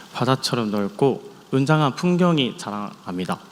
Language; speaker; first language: Korean; non-native, fluent; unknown